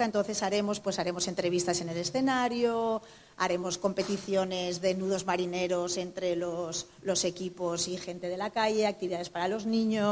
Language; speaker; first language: Spanish; native; Spanish